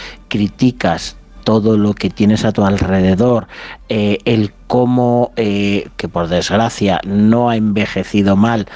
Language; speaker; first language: Spanish; native; Spanish